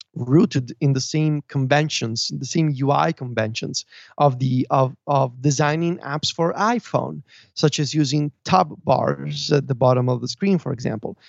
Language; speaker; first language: English; non-native, fluent; Italian